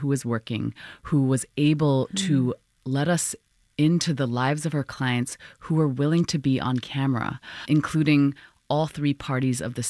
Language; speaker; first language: English; non-native, local second language; Cantonese